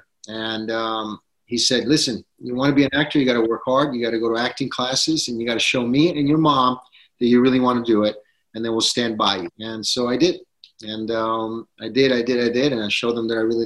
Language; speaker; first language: English; non-native, fluent; Italian